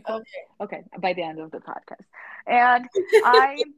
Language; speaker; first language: English; non-native, fluent; Portuguese